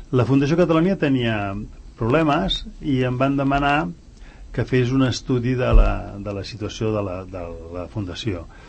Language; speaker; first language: Catalan; native; Catalan